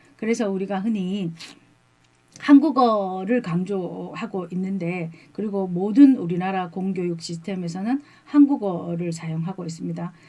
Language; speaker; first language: Korean; native; Korean